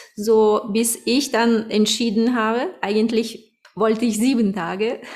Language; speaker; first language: German; early bilingual, other home language; Russian